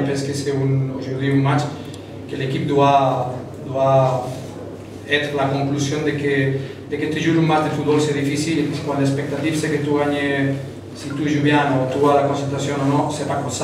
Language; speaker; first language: French; non-native, fluent; Spanish